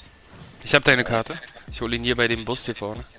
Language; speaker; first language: German; native; German